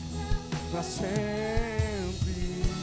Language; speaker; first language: Portuguese; native; Portuguese